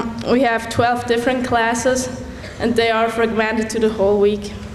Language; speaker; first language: English; non-native, fluent; Swiss German